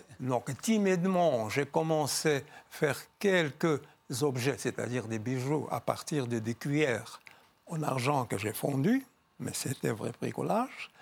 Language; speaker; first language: French; non-native, fluent; Georgian